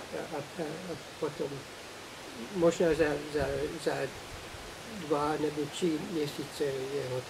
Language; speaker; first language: Czech; non-native, learner; English